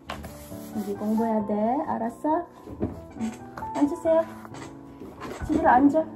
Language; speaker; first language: Korean; non-native, local second language; Filipino